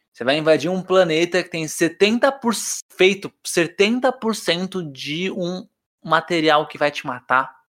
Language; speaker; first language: Portuguese; native; Portuguese